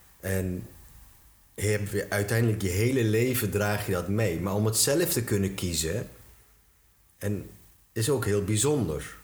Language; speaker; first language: Dutch; early bilingual, other home language; Turkish